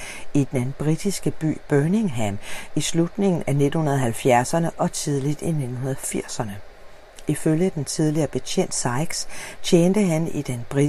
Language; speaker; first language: Danish; native; Danish